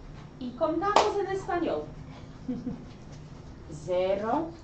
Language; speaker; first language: Spanish; non-native, learner; English